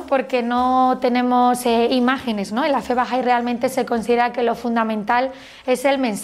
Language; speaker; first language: Spanish; native; Spanish